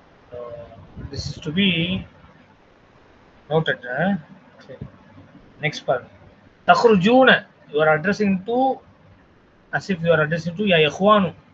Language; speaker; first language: English; non-native, local second language; Tamil